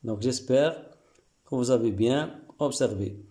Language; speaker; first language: French; non-native, local second language; Arabic